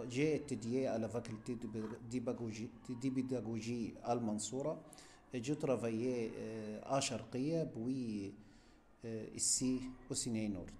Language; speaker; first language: French; non-native, fluent; Arabic